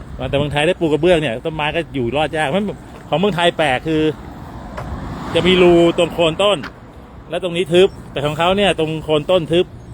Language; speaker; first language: Thai; native; Thai